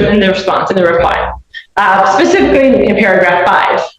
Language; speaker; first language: English; native; English